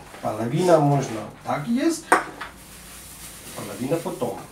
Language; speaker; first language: Russian; non-native, learner; German